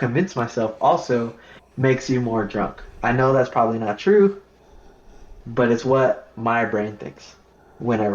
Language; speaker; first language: English; native; English